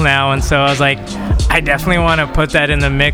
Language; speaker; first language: English; native; English